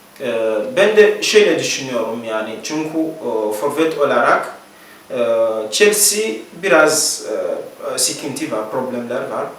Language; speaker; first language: Turkish; non-native, learner; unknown